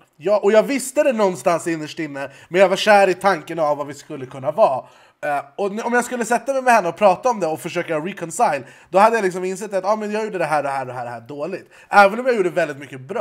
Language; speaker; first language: Swedish; native; Swedish